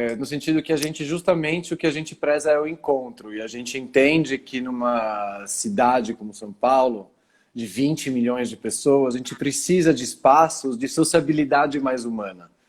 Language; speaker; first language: Portuguese; early bilingual, other home language; Italian